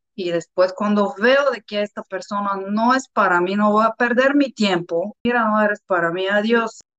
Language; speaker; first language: Spanish; non-native, fluent; Bulgarian